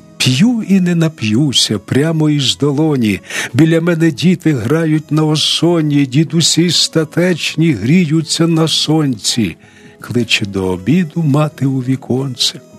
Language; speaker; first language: Ukrainian; non-native, local second language; Russian